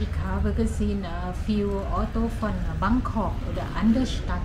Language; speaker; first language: German; non-native, learner; Thai